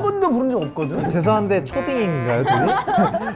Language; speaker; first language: Korean; native; Korean